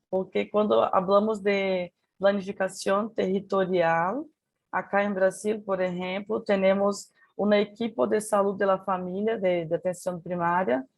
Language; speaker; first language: Portuguese; native; Portuguese